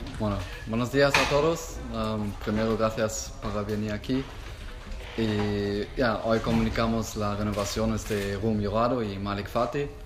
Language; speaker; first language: Spanish; non-native, learner; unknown